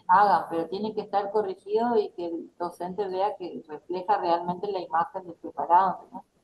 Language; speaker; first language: Spanish; native; Spanish